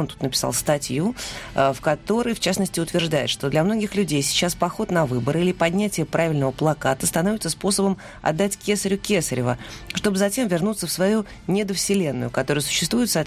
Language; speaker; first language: Russian; native; Russian